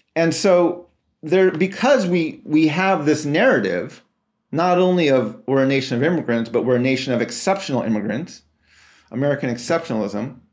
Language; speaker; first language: English; native; English